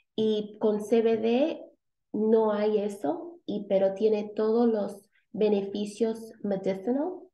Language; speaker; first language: Spanish; early bilingual, heritage; Spanish